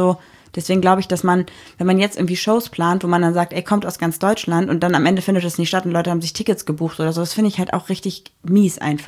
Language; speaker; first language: German; native; German